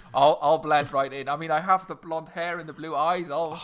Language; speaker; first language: English; non-native, fluent; Luxembourgish